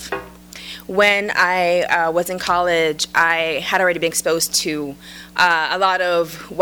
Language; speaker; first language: English; early bilingual, other home language; Jamaican Creole English